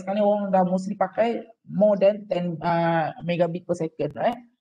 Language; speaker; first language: English; non-native, local second language; Malay